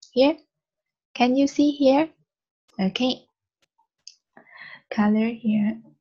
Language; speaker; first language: English; non-native, learner; Vietnamese